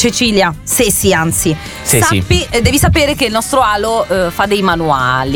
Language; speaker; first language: Italian; native; Italian